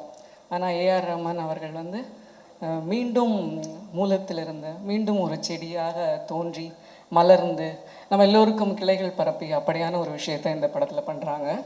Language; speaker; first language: Tamil; native; Tamil